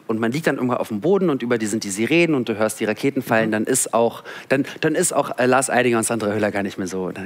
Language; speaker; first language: German; early bilingual, other home language; Russian